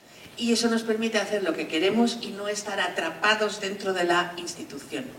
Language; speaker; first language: Spanish; native; Spanish